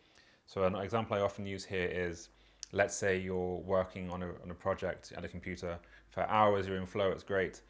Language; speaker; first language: English; native; English